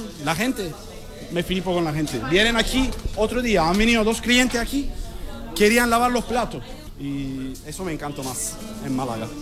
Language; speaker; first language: Spanish; non-native, learner; Turkish